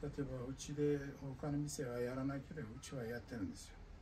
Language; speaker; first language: Japanese; non-native, fluent; Turkish